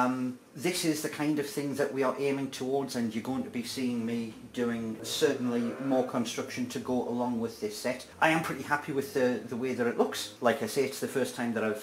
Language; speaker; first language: English; native; English